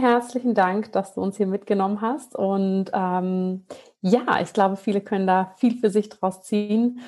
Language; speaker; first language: German; native; German